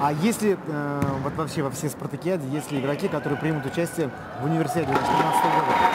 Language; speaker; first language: Russian; native; Russian